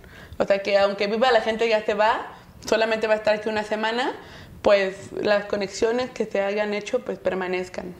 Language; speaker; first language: Spanish; native; Spanish